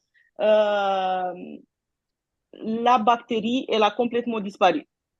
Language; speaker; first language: French; non-native, fluent; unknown